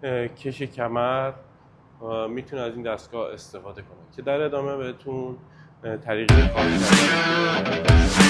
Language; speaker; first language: Persian; native; Persian